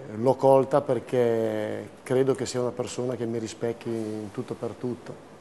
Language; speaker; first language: Italian; native; Italian